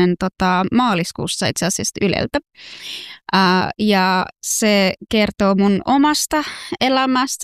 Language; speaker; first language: Finnish; non-native, fluent; Persian